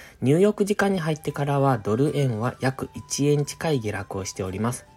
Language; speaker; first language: Japanese; native; Japanese